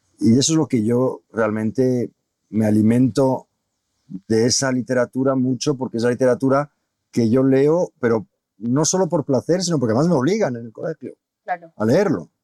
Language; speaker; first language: Spanish; native; Spanish